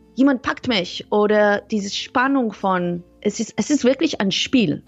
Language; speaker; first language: German; non-native, fluent; Hebrew